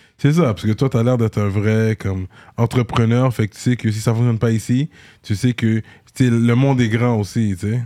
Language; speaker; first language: French; native; French